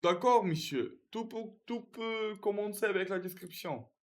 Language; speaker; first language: French; non-native, learner; Russian